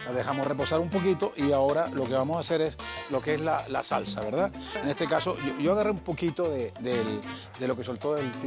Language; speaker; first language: Spanish; native; Spanish